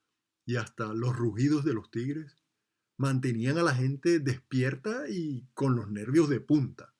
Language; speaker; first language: Spanish; native; Spanish